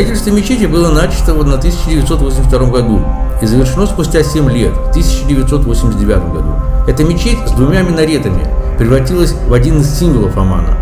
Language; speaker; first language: Russian; native; Russian